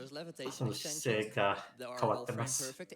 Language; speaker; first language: Japanese; non-native, learner; English